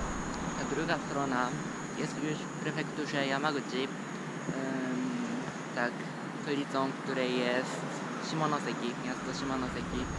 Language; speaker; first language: Polish; non-native, fluent; Japanese